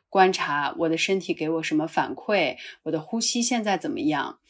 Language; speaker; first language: Chinese; native; Chinese